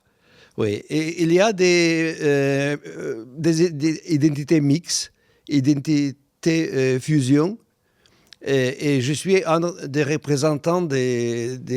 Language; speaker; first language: French; non-native, fluent; Russian